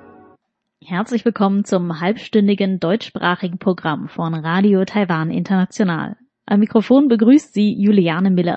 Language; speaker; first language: German; native; German